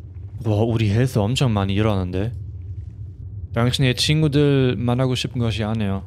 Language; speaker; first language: Korean; non-native, fluent; German